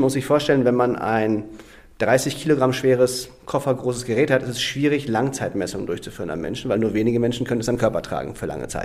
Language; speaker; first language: German; native; German